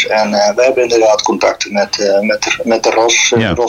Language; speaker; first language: Dutch; native; Dutch